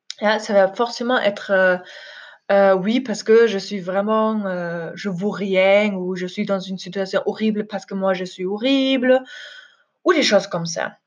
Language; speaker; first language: French; non-native, fluent; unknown